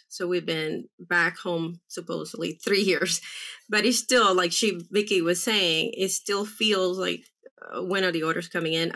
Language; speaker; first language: English; early bilingual, other home language; Spanish